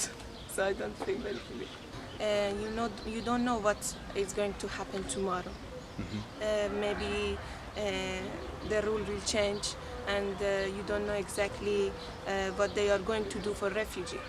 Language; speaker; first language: English; non-native, fluent; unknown